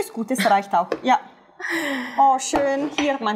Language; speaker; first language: German; non-native, fluent; Italian